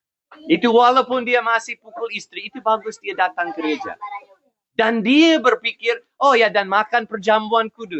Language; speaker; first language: Indonesian; non-native, fluent; English